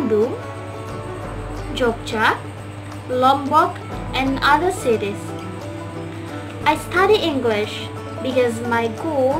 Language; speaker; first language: English; non-native, learner; Indonesian